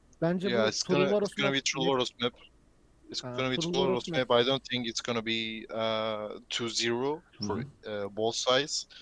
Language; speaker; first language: English; non-native, learner; Turkish